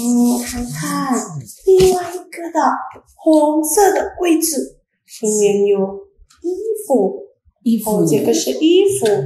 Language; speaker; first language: Chinese; non-native, fluent; Indonesian